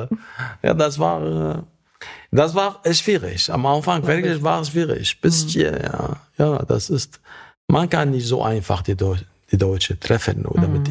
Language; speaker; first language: German; non-native, fluent; Arabic